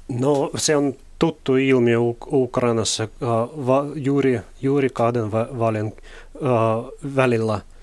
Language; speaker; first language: Finnish; non-native, fluent; Russian